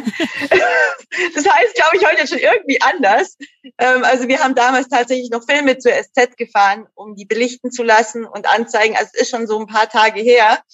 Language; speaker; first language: German; native; German